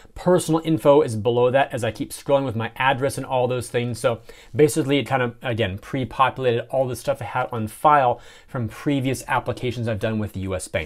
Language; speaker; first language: English; native; English